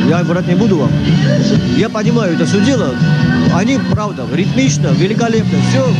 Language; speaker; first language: Russian; non-native, local second language; Georgian